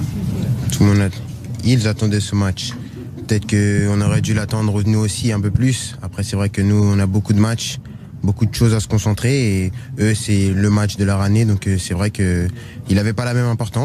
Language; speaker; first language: French; native; French